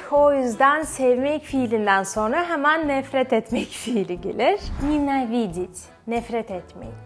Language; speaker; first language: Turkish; non-native, fluent; Russian